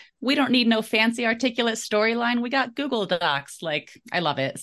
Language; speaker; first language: English; early bilingual, other home language; German